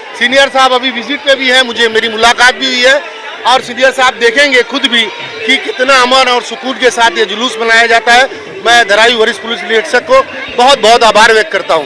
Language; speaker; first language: Hindi; native; Hindi